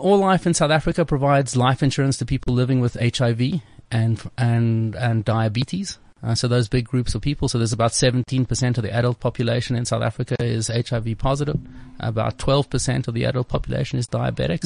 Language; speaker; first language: English; native; English